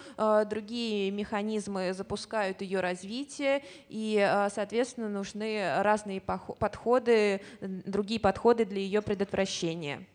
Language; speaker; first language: Russian; native; Russian